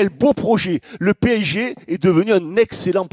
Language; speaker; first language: French; native; French